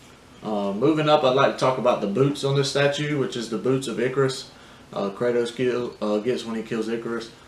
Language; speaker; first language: English; native; English